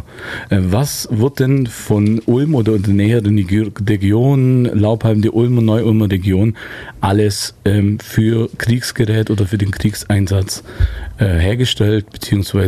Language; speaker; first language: German; native; German